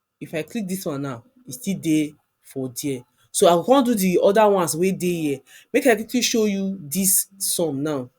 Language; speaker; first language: Nigerian Pidgin; non-native, local second language; Yoruba